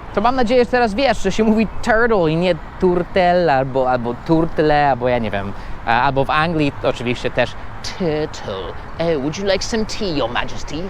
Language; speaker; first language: Polish; non-native, fluent; English